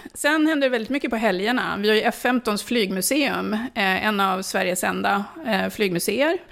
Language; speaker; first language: Swedish; early bilingual, other home language; Finnish